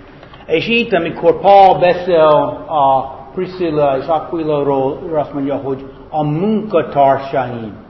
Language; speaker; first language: Hungarian; non-native, fluent; English